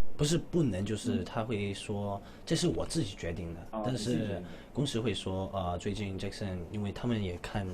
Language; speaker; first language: Chinese; non-native, local second language; Cantonese